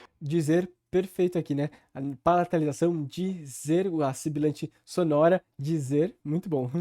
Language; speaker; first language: Portuguese; native; Portuguese